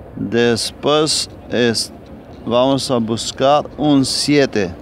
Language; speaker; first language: Spanish; non-native, fluent; Romanian